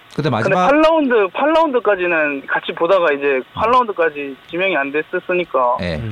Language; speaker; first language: Korean; native; Korean